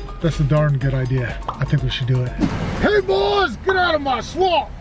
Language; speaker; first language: English; native; English